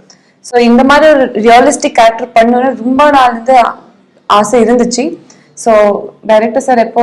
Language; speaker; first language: Tamil; non-native, fluent; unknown